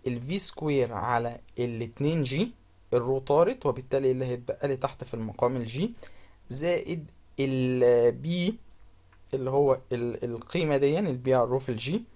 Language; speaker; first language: Arabic; native; Arabic